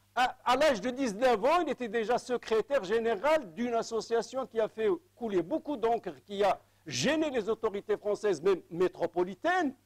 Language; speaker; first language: French; non-native, local second language; Arabic